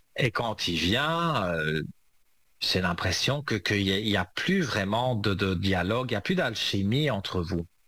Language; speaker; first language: French; native; French